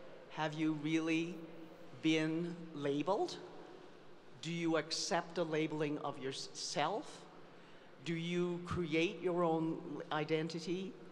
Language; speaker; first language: English; native; English